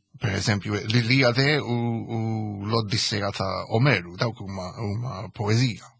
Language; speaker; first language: Maltese; early bilingual, heritage; Maltese